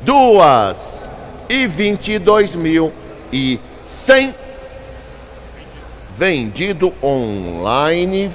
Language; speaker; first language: Portuguese; native; Portuguese